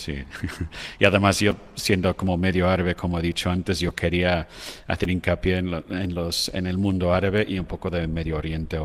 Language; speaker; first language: Spanish; non-native, fluent; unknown